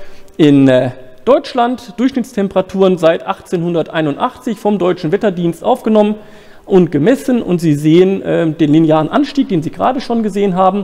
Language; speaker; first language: German; native; German